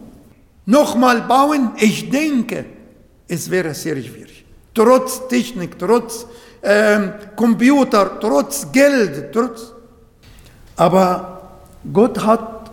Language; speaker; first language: German; non-native, learner; Arabic